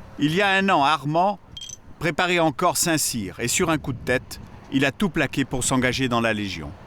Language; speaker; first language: French; native; French